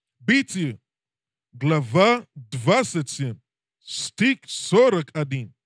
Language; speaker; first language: Russian; non-native, learner; English